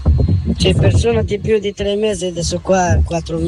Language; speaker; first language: Italian; non-native, learner; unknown